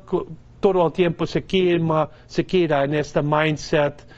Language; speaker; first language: Spanish; non-native, fluent; Dutch